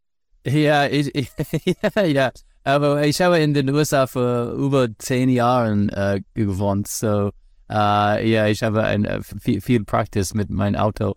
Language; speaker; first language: German; non-native, learner; English